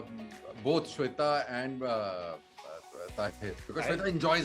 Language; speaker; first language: English; non-native, local second language; Hindi